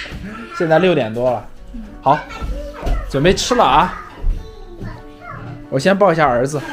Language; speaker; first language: Chinese; non-native, fluent; English